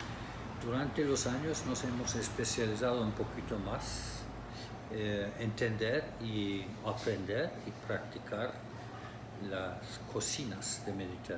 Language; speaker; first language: Spanish; non-native, fluent; Turkish